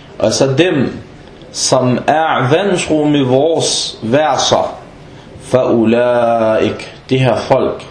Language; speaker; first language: Danish; non-native, fluent; Arabic